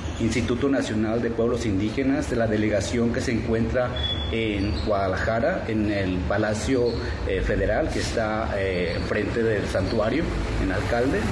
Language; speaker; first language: Spanish; non-native, local second language; Nahuatl languages